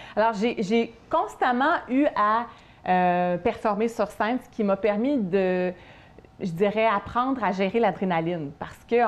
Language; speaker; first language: French; native; French